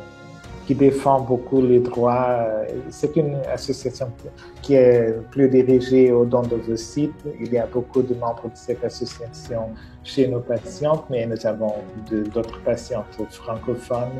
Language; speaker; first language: French; non-native, fluent; Portuguese